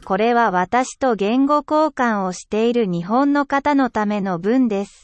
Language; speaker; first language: Japanese; non-native, learner; Korean